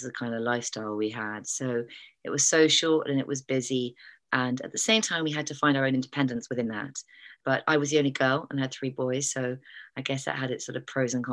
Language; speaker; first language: English; native; English